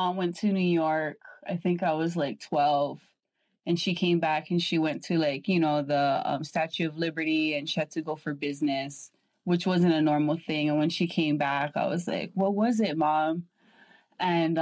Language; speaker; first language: English; native; English